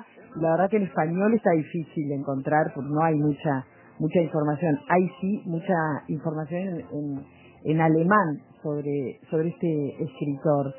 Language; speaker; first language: Spanish; native; Spanish